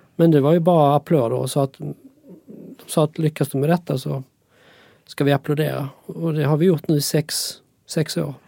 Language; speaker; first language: Swedish; native; Swedish